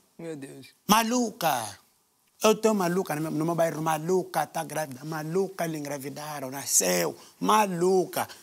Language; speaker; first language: Portuguese; native; Portuguese